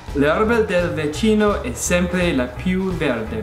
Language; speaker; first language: Italian; non-native, learner; English